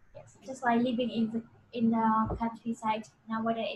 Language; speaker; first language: English; non-native, fluent; Vietnamese